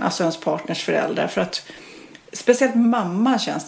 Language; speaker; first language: Swedish; native; Swedish